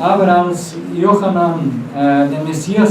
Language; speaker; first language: German; non-native, fluent; Portuguese